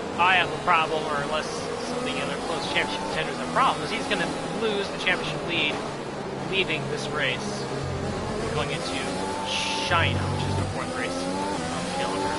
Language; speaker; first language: English; native; English